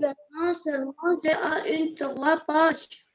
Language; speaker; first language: French; non-native, learner; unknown